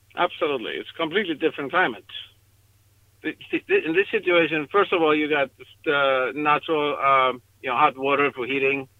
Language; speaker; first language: English; non-native, fluent; Icelandic